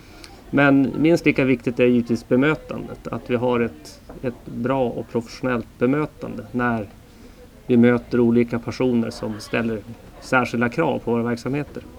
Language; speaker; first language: Swedish; native; Swedish